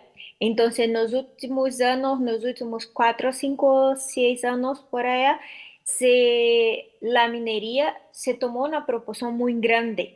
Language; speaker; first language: Spanish; non-native, learner; Portuguese